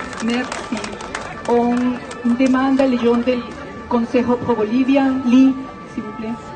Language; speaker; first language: French; non-native, learner; Spanish